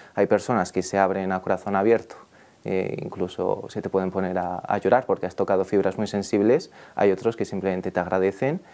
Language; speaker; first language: Spanish; native; Spanish